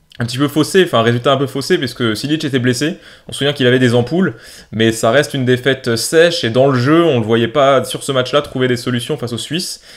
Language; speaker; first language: French; native; French